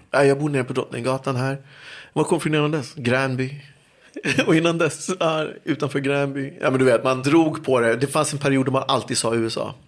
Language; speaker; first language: Swedish; early bilingual, other home language; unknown